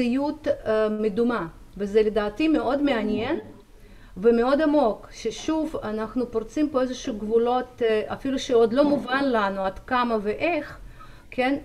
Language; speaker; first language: Hebrew; non-native, fluent; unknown